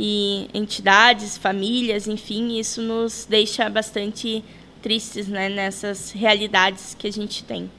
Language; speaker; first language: Portuguese; native; Portuguese